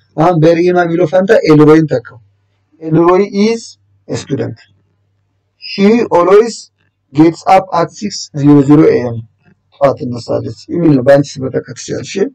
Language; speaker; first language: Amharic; native; Amharic